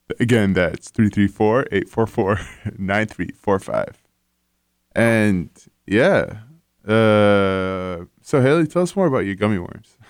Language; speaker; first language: English; non-native, fluent; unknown